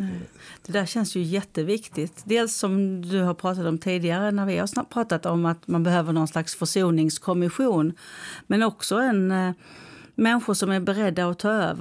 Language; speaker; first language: Swedish; native; Swedish